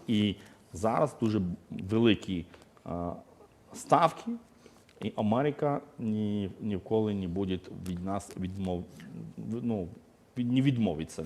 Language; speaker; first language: Ukrainian; non-native, fluent; Georgian